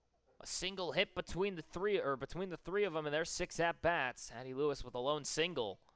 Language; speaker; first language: English; native; English